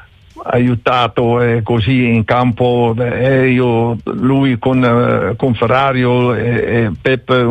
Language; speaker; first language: Italian; non-native, learner; Dutch